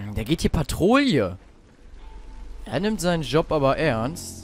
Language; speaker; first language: German; native; German